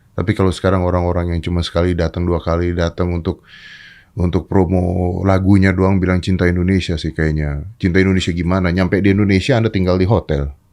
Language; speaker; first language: Indonesian; native; Indonesian